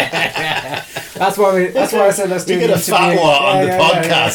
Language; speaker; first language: English; native; English